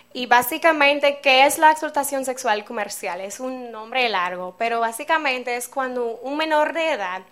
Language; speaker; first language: Spanish; non-native, fluent; English